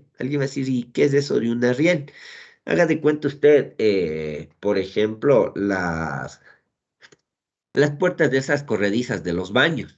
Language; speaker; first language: Spanish; native; Spanish